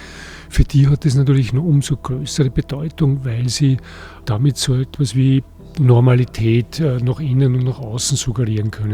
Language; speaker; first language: German; native; German